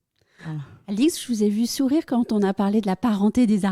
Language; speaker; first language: French; native; French